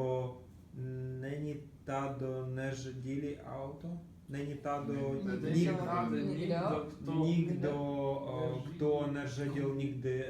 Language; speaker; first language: Czech; non-native, learner; Ukrainian